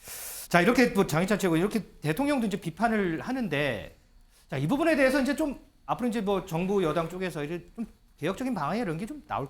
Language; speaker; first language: Korean; native; Korean